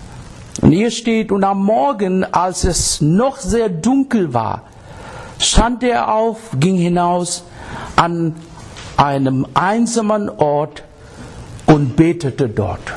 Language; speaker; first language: German; non-native, fluent; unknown